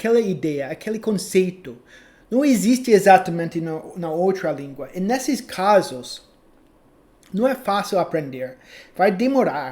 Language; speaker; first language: Portuguese; non-native, fluent; English